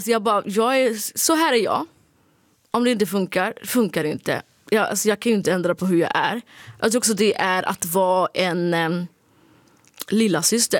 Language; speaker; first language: Swedish; early bilingual, other home language; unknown